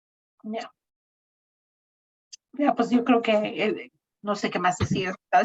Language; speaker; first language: Spanish; native; Spanish